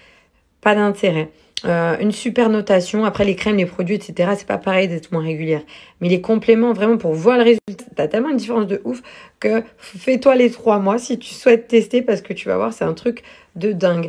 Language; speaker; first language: French; native; French